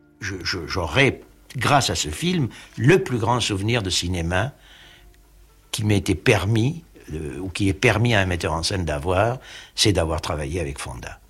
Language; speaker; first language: French; early bilingual, other home language; Armenian